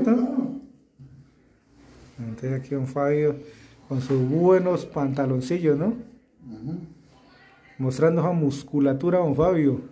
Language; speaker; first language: Spanish; native; Spanish